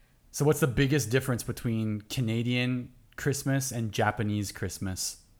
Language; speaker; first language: English; native; English